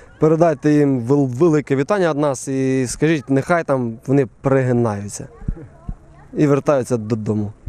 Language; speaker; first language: Ukrainian; native; Ukrainian